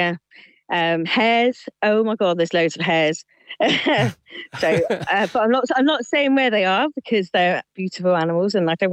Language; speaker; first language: English; native; English